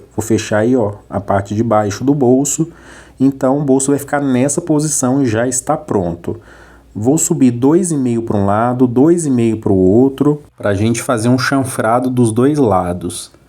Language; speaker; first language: Portuguese; native; Portuguese